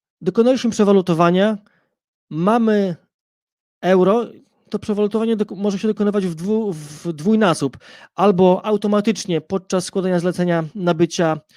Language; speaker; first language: Polish; native; Polish